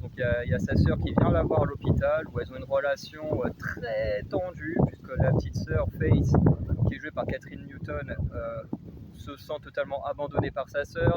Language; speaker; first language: French; native; French